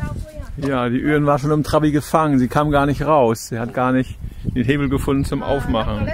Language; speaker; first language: German; native; German